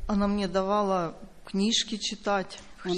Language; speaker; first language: Polish; non-native, learner; Russian